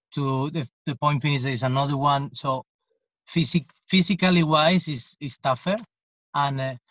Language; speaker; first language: English; non-native, fluent; Spanish